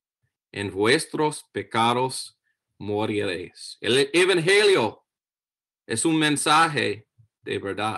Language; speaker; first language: Spanish; non-native, learner; English